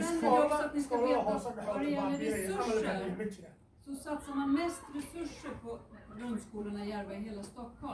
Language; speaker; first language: Swedish; native; Swedish